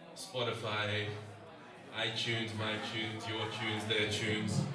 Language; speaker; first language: English; native; English